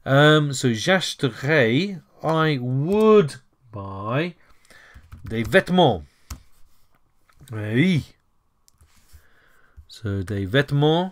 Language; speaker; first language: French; non-native, fluent; English